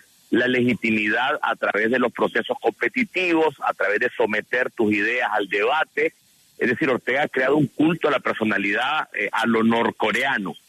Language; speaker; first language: Spanish; native; Spanish